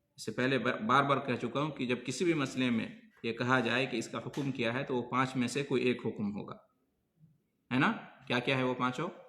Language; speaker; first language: Urdu; native; Urdu